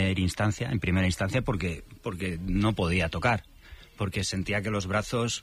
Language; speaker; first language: Spanish; native; Spanish